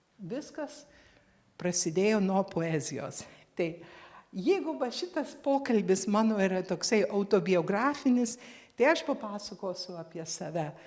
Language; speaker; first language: Lithuanian; early bilingual, heritage; Lithuanian